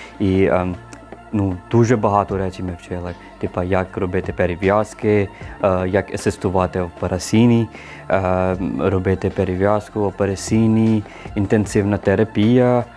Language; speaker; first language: Ukrainian; non-native, learner; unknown